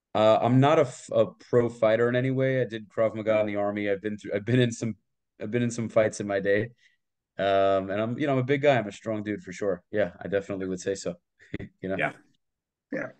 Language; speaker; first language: English; native; English